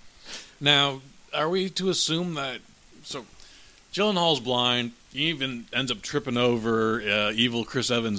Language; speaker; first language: English; native; English